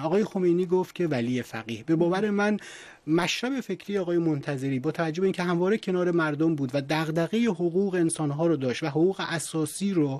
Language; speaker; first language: Persian; native; Persian